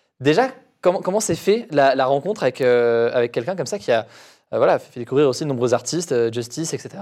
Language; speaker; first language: French; native; French